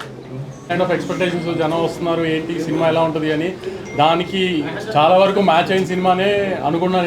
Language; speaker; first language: Telugu; native; Telugu